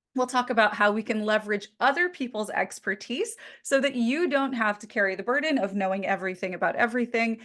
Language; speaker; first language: English; native; English